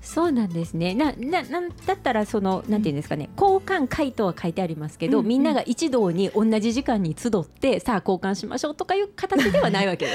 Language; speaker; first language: Japanese; native; Japanese